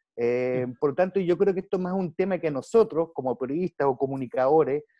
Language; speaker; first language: Spanish; early bilingual, heritage; Spanish